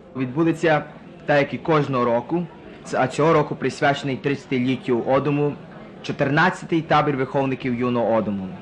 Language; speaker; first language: Ukrainian; early bilingual, heritage; Ukrainian